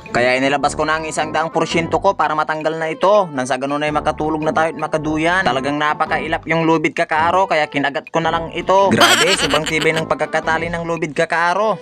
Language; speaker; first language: Filipino; non-native, local second language; Pangasinan